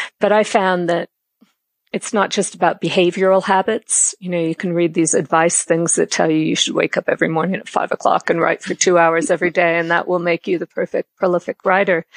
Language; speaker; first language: English; native; English